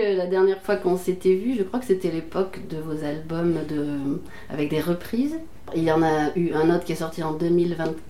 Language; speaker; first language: French; native; French